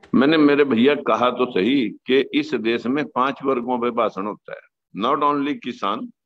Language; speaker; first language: Hindi; native; Hindi